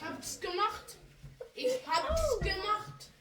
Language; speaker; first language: German; early bilingual, other home language; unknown